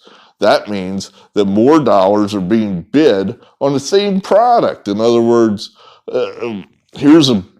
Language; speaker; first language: English; native; English